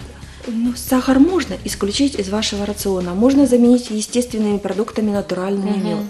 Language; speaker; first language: Russian; native; Russian